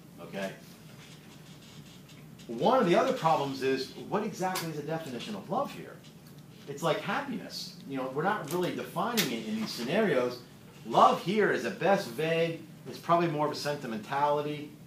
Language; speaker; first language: English; native; English